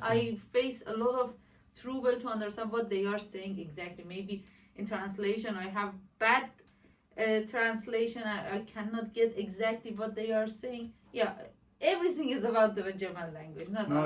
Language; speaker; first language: English; non-native, learner; Persian